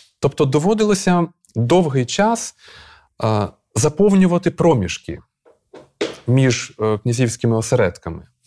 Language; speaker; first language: Ukrainian; native; Ukrainian